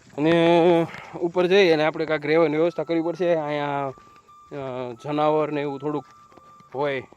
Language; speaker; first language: Gujarati; native; Gujarati